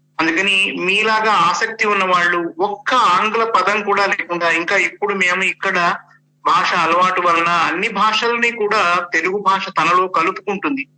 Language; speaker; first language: Telugu; native; Telugu